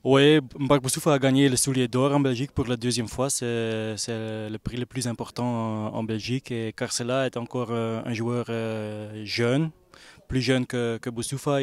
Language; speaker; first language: French; non-native, local second language; Dutch